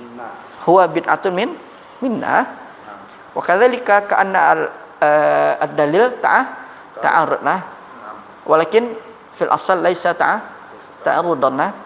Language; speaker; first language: Arabic; non-native, learner; Malay